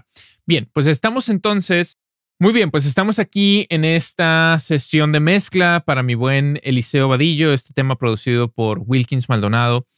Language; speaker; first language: Spanish; native; Spanish